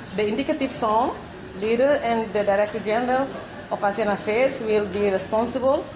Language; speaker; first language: English; non-native, fluent; Tetum